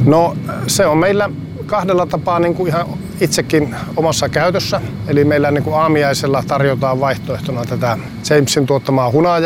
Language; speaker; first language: Finnish; native; Finnish